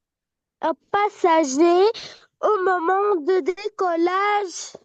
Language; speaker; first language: French; non-native, learner; Arabic